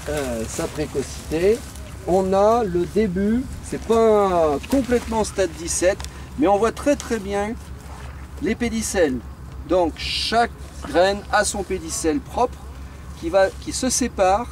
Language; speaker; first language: French; native; French